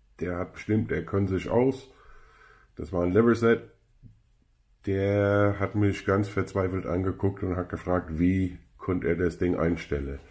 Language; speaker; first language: German; non-native, fluent; English